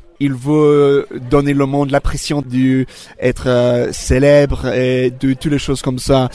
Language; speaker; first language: French; non-native, fluent; English